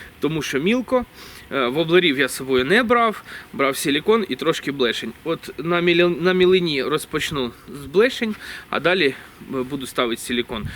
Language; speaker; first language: Ukrainian; native; Ukrainian